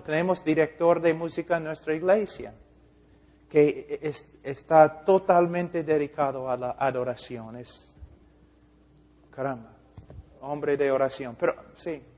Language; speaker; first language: Spanish; non-native, fluent; English